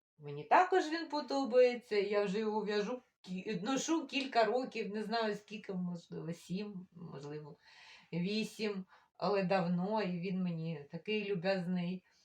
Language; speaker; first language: Ukrainian; non-native, local second language; Russian